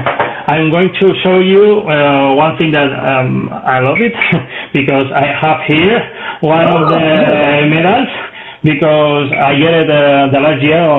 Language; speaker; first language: English; non-native, learner; Spanish